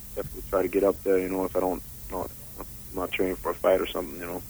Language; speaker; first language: English; non-native, fluent; Danish